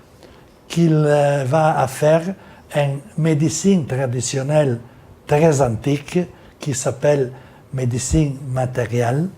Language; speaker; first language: French; non-native, learner; Italian